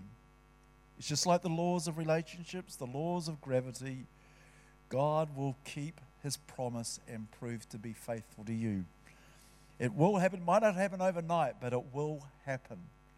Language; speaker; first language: English; native; English